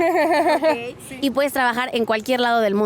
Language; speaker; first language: Spanish; native; Spanish